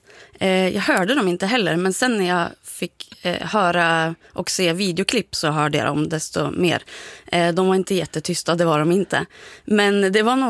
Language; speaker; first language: Swedish; native; Swedish